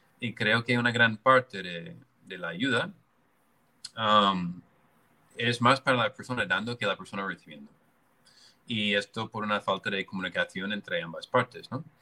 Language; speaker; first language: Spanish; non-native, fluent; English